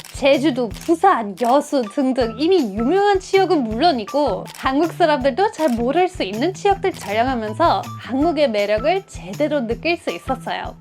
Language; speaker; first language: Korean; non-native, fluent; German